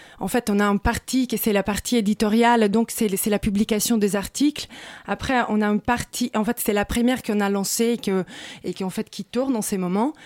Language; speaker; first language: French; non-native, fluent; Italian